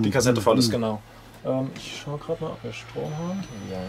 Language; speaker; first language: German; native; German